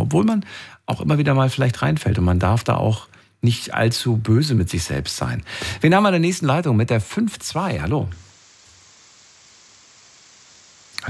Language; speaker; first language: German; native; German